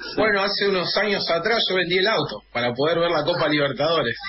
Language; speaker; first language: Spanish; native; Spanish